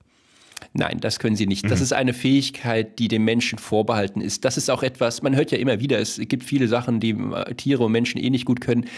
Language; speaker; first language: German; native; German